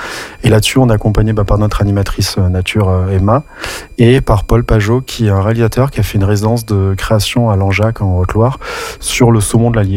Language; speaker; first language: French; native; French